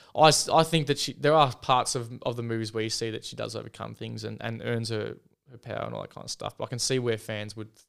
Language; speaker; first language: English; native; English